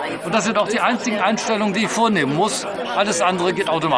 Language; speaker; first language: German; native; German